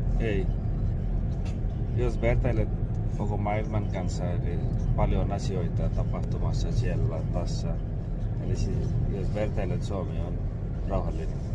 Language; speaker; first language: Finnish; non-native, learner; Bangla